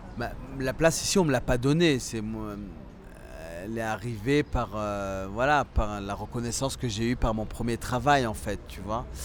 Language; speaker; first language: French; early bilingual, other home language; Central Atlas Tamazight